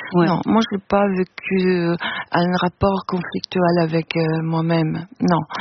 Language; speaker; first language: French; non-native, fluent; Italian